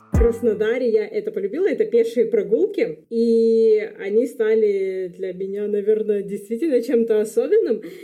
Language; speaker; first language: Russian; native; Russian